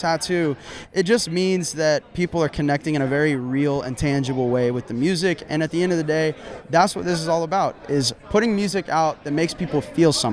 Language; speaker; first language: English; native; English